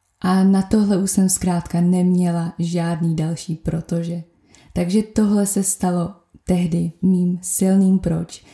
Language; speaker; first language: Czech; native; Czech